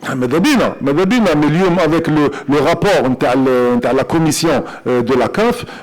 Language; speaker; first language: French; non-native, local second language; Arabic